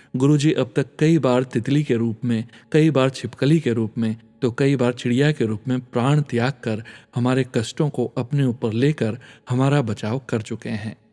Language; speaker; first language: Hindi; native; Hindi